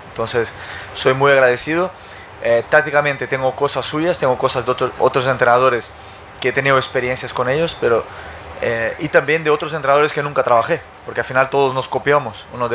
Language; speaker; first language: Spanish; non-native, fluent; Portuguese